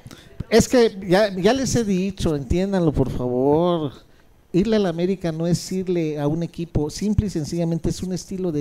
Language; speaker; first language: Spanish; native; Spanish